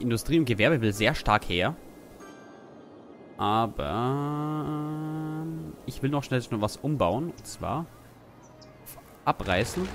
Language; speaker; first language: German; native; German